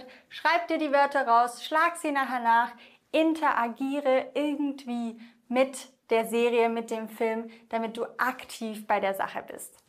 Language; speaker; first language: German; native; German